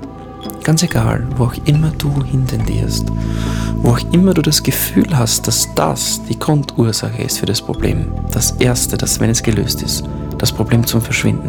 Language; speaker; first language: German; native; German